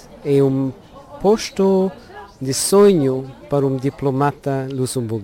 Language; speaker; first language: Portuguese; non-native, learner; Luxembourgish